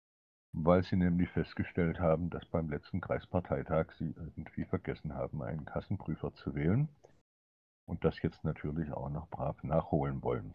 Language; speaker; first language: German; native; German